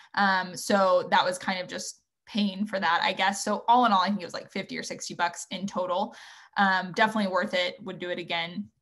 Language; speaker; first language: English; native; English